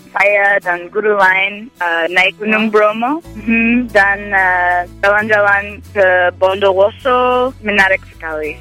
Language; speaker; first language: Indonesian; non-native, learner; English